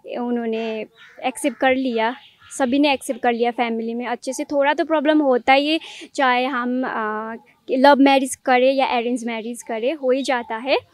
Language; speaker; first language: Hindi; non-native, local second language; Nepali